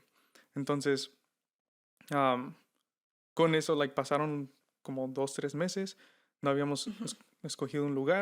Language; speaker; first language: Spanish; early bilingual, heritage; Spanish